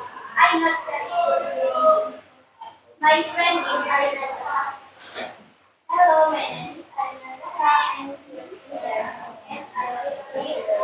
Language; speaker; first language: English; non-native, learner; Indonesian